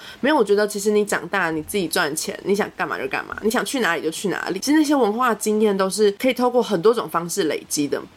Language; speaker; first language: Chinese; native; Chinese